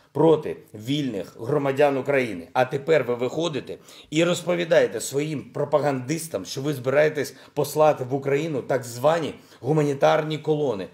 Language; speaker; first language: Ukrainian; non-native, local second language; Russian